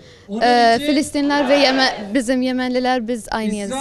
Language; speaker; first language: Turkish; non-native, learner; Arabic